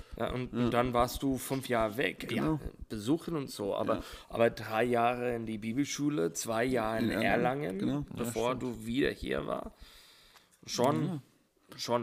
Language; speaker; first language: German; non-native, fluent; English